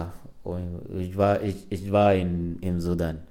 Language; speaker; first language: German; non-native, learner; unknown